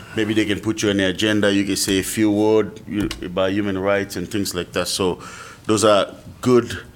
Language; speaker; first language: English; non-native, fluent; French